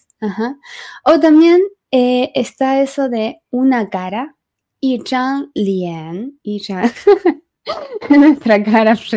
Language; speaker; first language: Spanish; non-native, fluent; Chinese